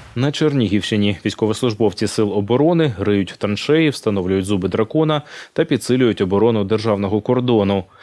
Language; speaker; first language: Ukrainian; native; Ukrainian